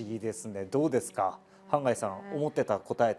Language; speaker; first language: Japanese; native; Japanese